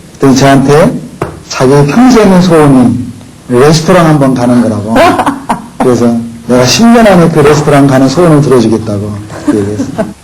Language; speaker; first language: Korean; native; Korean